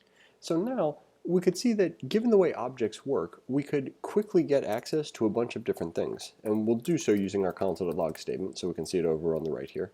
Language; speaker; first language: English; native; English